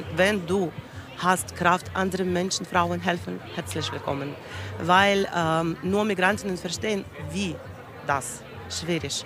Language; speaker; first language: German; non-native, learner; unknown